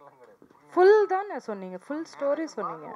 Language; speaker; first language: Tamil; non-native, local second language; Malayalam